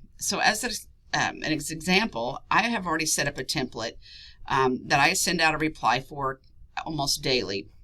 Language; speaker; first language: English; native; English